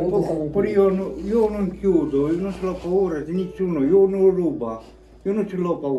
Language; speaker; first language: Italian; non-native, learner; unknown